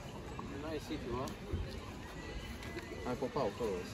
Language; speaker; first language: Spanish; non-native, learner; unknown